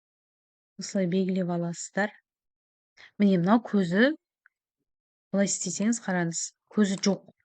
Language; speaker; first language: Kazakh; native; Kazakh